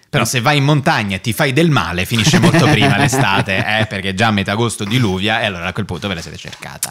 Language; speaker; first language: Italian; native; Italian